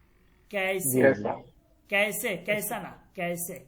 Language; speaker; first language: Hindi; non-native, fluent; Bangla